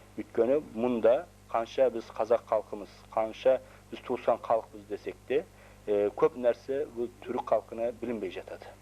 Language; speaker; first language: Kazakh; early bilingual, heritage; Kazakh